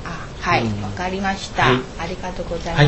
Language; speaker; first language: Japanese; non-native, learner; Chinese